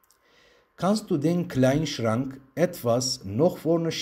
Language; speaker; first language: German; non-native, fluent; Turkish